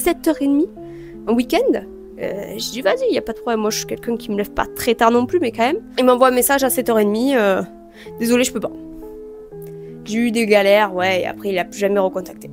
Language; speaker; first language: French; native; French